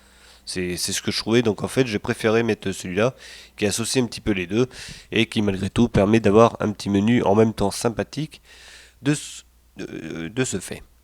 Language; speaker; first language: French; native; French